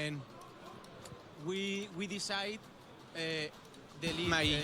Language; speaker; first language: English; non-native, learner; Spanish